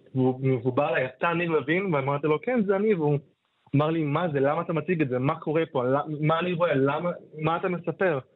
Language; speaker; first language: Hebrew; native; Hebrew